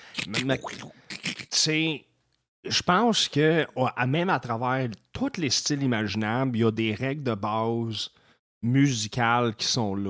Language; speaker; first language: French; native; French